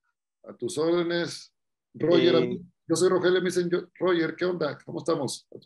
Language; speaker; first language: Spanish; native; Spanish